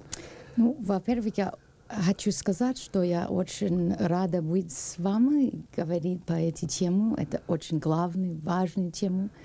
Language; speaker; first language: Russian; non-native, learner; English